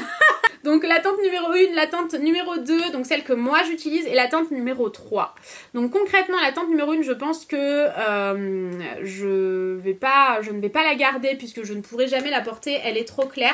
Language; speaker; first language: French; native; French